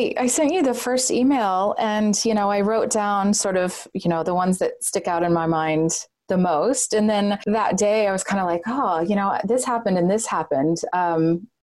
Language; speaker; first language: English; native; English